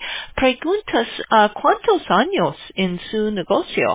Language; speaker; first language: Spanish; non-native, learner; English